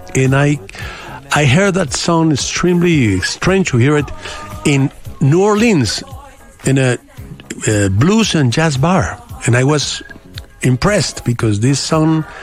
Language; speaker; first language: English; non-native, fluent; Spanish